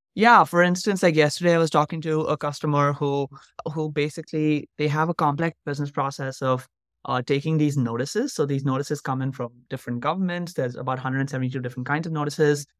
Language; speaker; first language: English; non-native, local second language; Hindi